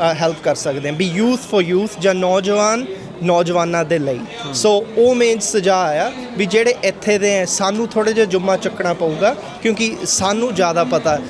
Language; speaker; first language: Punjabi; early bilingual, heritage; Punjabi